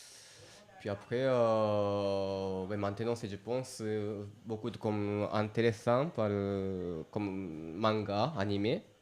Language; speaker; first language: French; non-native, learner; Japanese